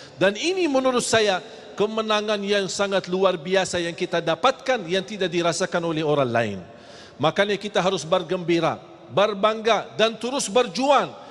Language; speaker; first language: Malay; non-native, fluent; Arabic